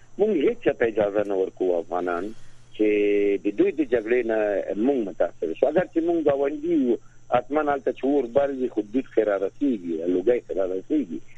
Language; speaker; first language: Pashto; native; Pashto